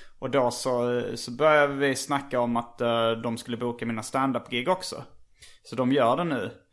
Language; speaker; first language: Swedish; native; Swedish